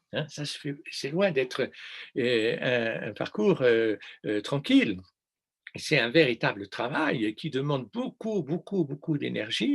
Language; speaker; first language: French; native; French